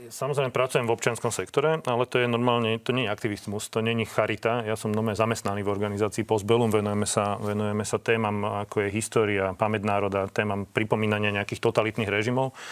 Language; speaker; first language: Slovak; native; Slovak